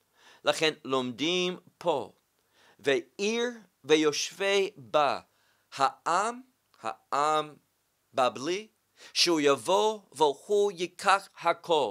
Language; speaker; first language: Hebrew; non-native, fluent; English